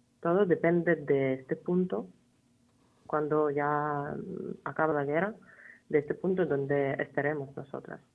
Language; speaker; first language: Spanish; non-native, fluent; Ukrainian